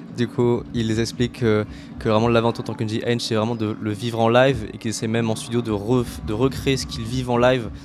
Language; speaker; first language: French; native; French